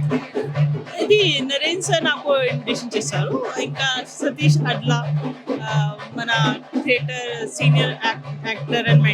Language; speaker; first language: Telugu; non-native, local second language; Hindi